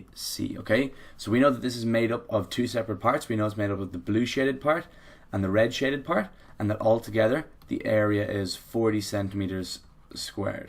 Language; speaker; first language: English; native; English